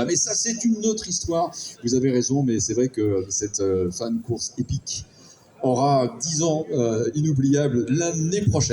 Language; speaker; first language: French; native; French